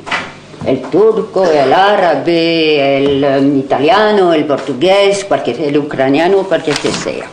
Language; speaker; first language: Spanish; non-native, fluent; French